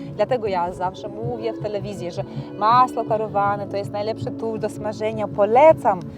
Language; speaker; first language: Polish; non-native, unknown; Romanian